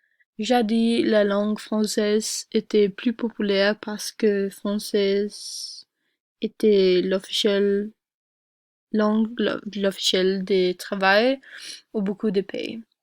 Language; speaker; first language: French; non-native, learner; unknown